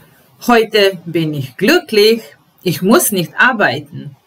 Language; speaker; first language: German; non-native, fluent; Serbian